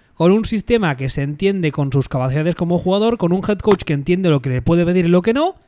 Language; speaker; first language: Spanish; native; Spanish